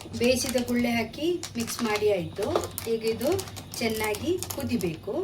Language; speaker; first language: Kannada; non-native, local second language; Tulu